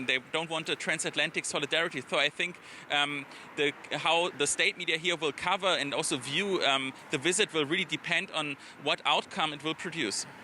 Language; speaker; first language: English; non-native, fluent; German